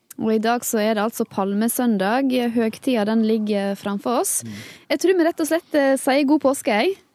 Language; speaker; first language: Norwegian; native; Norwegian